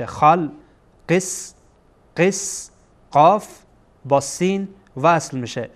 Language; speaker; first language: Persian; native; Persian